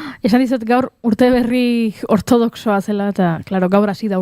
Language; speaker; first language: Basque; native; Basque